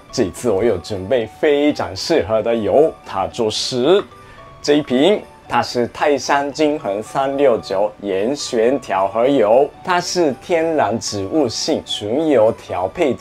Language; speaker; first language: Chinese; non-native, fluent; Japanese